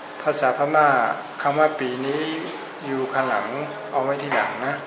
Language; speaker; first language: Thai; non-native, fluent; Burmese